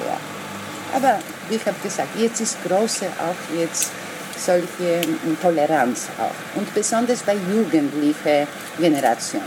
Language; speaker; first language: German; non-native, learner; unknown